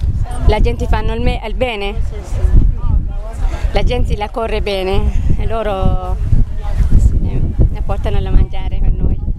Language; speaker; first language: Italian; non-native, learner; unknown